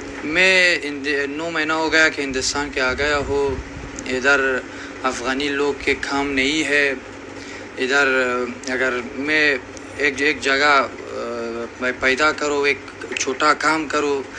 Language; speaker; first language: Hindi; non-native, learner; Persian